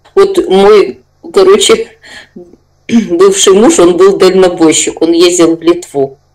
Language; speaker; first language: Russian; native; Russian